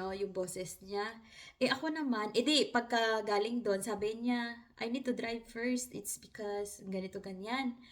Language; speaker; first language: Filipino; non-native, local second language; Hiligaynon